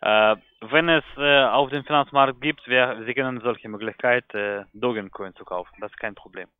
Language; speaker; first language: German; non-native, learner; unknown